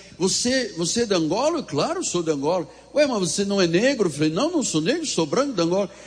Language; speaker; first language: Portuguese; native; Portuguese